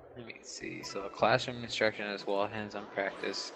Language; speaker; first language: English; early bilingual, other home language; Spanish